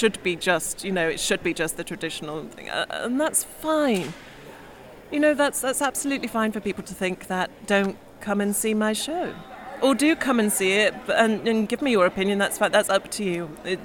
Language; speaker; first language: English; native; English